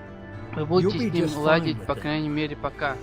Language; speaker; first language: Russian; native; Russian